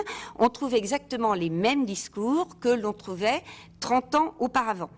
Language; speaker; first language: French; native; French